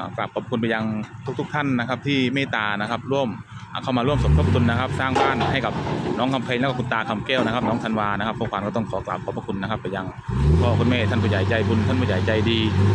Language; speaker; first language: Thai; non-native, local second language; Northeastern Thai